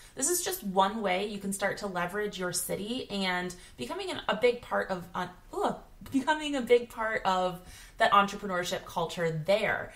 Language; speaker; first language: English; native; English